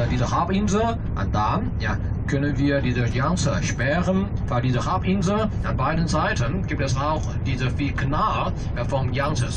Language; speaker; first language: German; non-native, fluent; Chinese